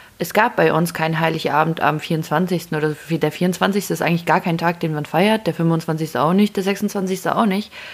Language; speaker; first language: German; early bilingual, other home language; Russian